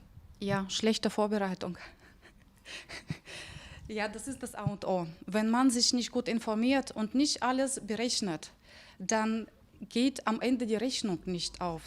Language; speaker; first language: German; non-native, fluent; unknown